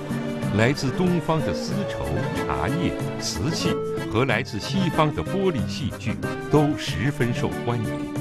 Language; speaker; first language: Chinese; native; Chinese